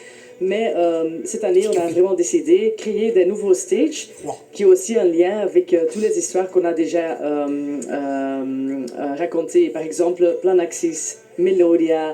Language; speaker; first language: French; non-native, local second language; Dutch